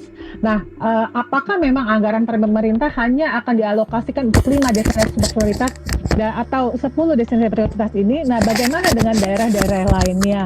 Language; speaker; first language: Indonesian; native; Indonesian